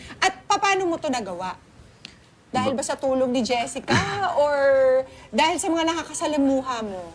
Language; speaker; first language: Filipino; native; Filipino